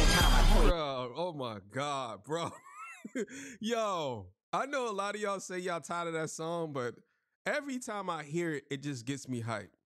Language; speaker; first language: English; native; English